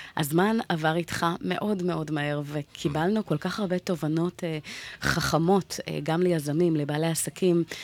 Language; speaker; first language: Hebrew; native; Hebrew